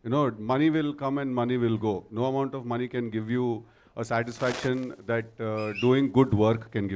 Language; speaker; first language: Telugu; native; Telugu